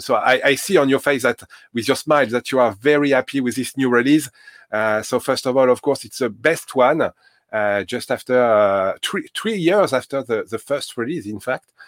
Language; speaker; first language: English; non-native, learner; French